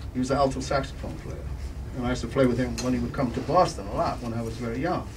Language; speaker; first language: English; native; English